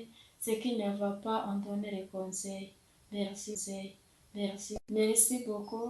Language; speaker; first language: French; non-native, local second language; Kinyarwanda